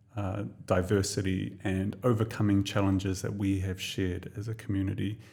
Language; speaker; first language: English; native; English